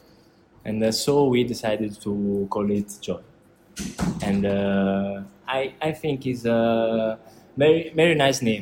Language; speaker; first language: English; non-native, learner; Italian